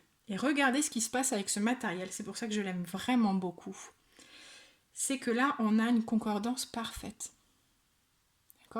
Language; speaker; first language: French; native; French